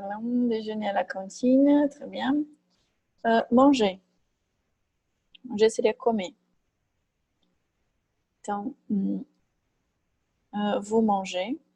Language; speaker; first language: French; non-native, fluent; Portuguese